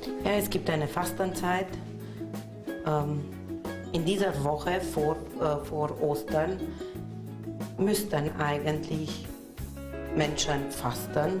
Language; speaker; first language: German; non-native, local second language; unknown